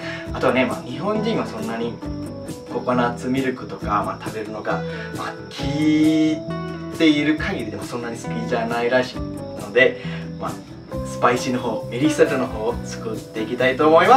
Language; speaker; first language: Japanese; non-native, fluent; Sinhala